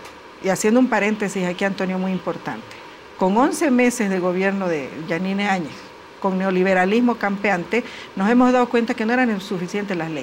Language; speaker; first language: Spanish; native; Spanish